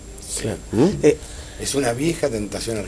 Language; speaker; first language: Spanish; native; Spanish